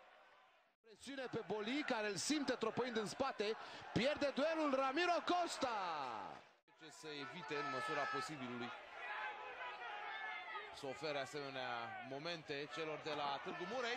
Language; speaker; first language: Romanian; native; Romanian